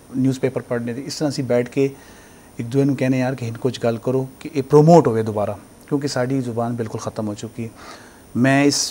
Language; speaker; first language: Punjabi; native; Punjabi